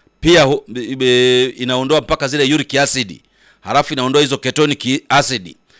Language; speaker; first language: Swahili; native; Swahili